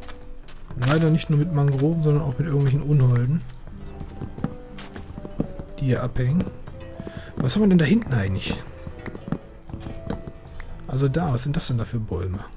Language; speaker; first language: German; native; German